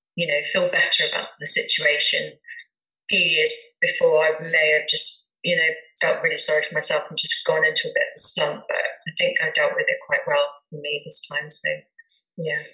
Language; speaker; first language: English; native; English